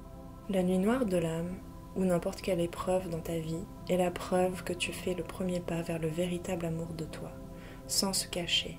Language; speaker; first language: French; native; French